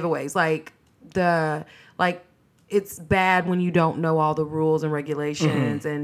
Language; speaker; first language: English; native; English